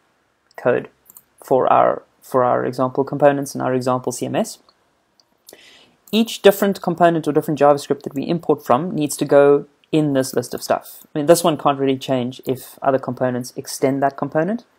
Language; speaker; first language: English; native; English